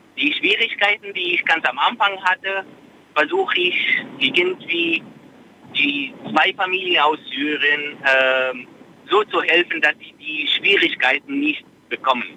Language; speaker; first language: German; non-native, fluent; Arabic